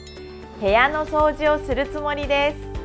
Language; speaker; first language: Japanese; non-native, fluent; Korean